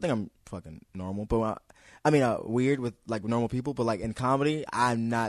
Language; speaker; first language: English; native; English